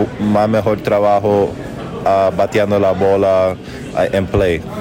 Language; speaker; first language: Spanish; early bilingual, heritage; English